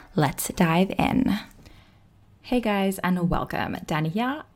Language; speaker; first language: English; native; English